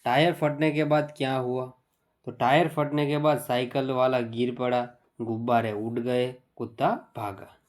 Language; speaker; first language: Hindi; non-native, local second language; Gujarati